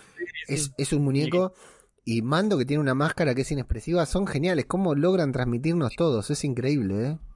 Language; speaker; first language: Spanish; native; Spanish